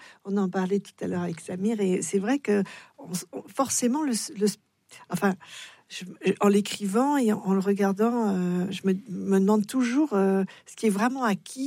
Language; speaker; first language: French; native; French